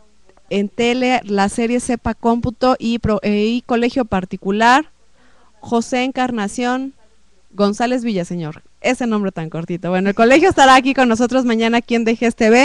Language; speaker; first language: Spanish; native; Spanish